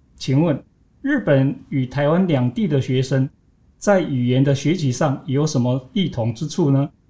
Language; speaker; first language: Chinese; native; Chinese